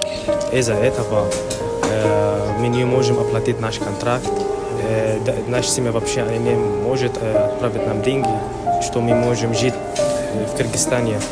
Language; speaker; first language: Russian; non-native, learner; Arabic